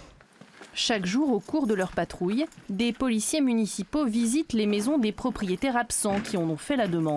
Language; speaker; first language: French; native; French